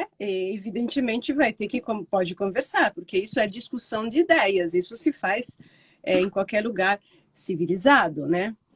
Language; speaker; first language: Portuguese; non-native, fluent; Italian